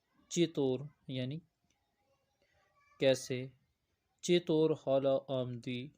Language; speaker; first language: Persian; non-native, fluent; Urdu